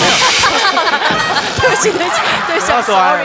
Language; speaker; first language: Chinese; native; Chinese